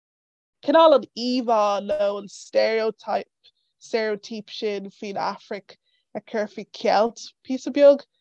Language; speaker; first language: Irish; non-native, local second language; English